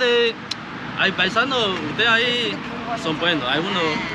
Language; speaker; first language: Spanish; non-native, learner; Chinese